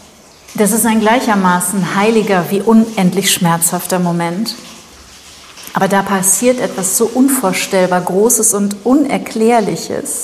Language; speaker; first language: German; native; German